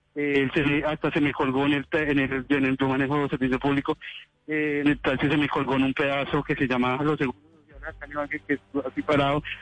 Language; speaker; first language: Spanish; native; Spanish